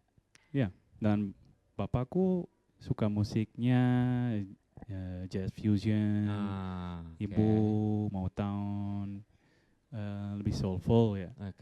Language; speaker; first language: Indonesian; non-native, fluent; Dutch